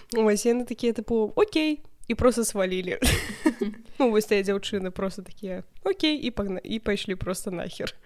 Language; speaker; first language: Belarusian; non-native, local second language; Russian